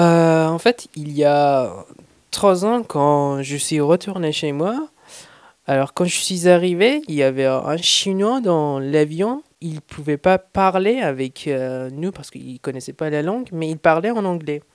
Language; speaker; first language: French; non-native, fluent; Persian